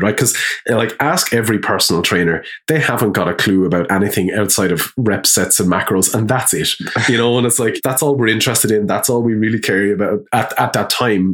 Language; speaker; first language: English; native; English